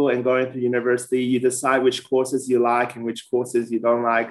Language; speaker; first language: English; early bilingual, other home language; Chinese